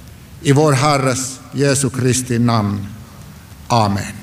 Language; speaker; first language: Swedish; non-native, local second language; Finnish